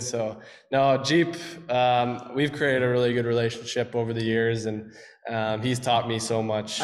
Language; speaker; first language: English; native; English